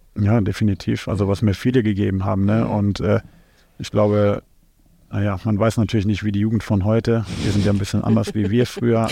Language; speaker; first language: German; native; German